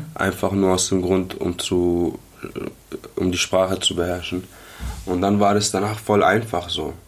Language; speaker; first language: German; early bilingual, other home language; Arabic